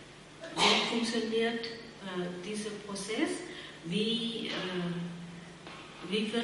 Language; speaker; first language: German; non-native, fluent; Vietnamese